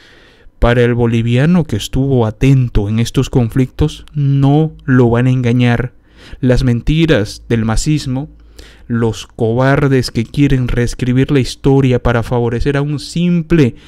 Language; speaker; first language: Spanish; native; Spanish